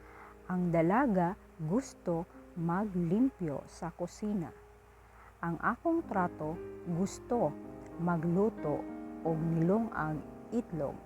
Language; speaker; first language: Cebuano; non-native, learner; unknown